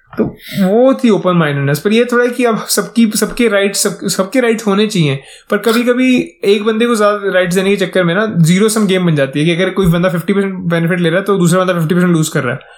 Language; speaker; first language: Hindi; native; Hindi